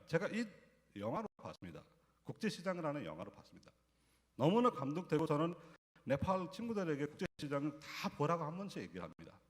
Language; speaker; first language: Korean; non-native, fluent; Nepali